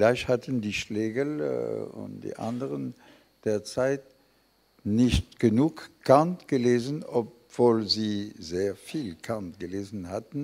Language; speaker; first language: German; non-native, fluent; French